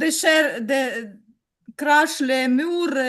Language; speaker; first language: French; non-native, learner; Ukrainian